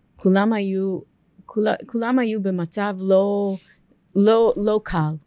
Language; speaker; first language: Hebrew; non-native, fluent; English